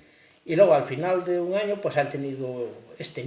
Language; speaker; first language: Spanish; native; Spanish